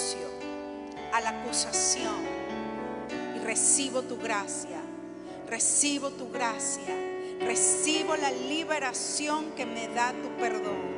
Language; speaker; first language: Spanish; native; Spanish